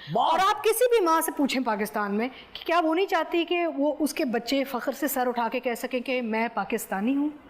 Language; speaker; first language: Hindi; native; Hindi